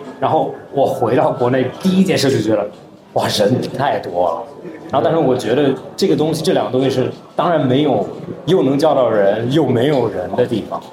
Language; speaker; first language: Chinese; early bilingual, heritage; Chinese